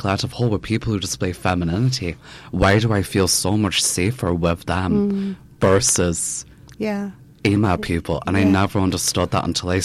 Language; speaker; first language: English; native; English